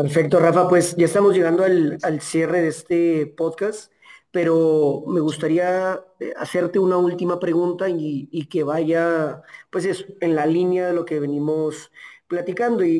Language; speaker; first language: Spanish; native; Spanish